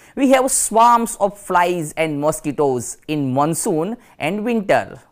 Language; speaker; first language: English; non-native, local second language; Gujarati